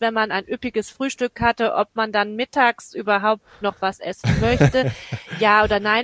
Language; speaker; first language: German; native; German